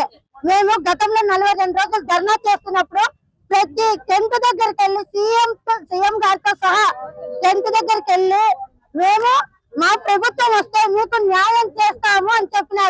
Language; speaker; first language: Telugu; native; Telugu